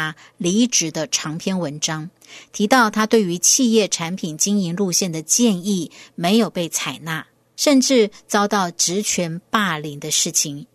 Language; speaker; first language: Chinese; native; Chinese